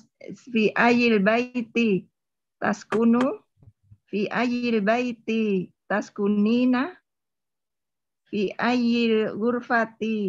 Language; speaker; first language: Arabic; non-native, learner; Indonesian